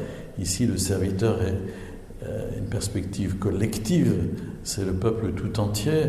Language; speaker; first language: French; native; French